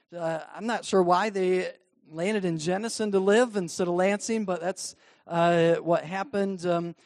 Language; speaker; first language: English; native; English